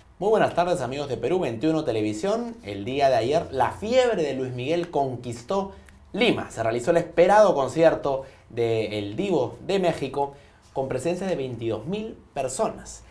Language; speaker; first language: Spanish; native; Spanish